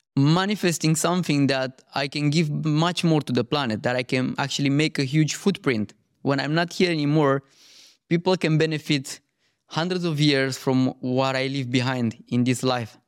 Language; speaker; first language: English; non-native, fluent; Romanian